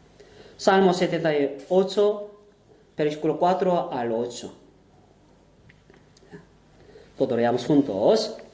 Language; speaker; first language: Spanish; non-native, fluent; Korean